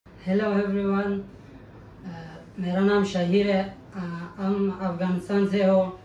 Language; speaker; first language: Hindi; non-native, learner; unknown